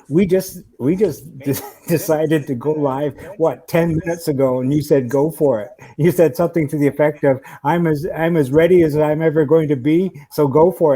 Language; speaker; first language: English; native; English